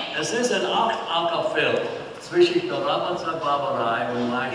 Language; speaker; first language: German; early bilingual, heritage; English